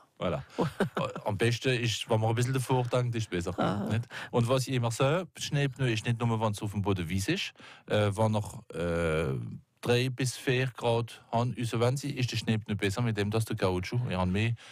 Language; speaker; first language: German; non-native, local second language; French